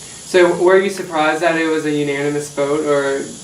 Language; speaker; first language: English; native; English